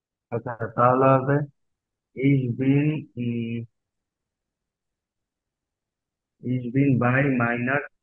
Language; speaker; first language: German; non-native, learner; Bangla